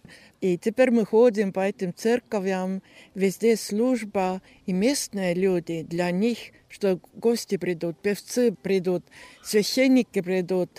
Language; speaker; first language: Russian; non-native, local second language; Estonian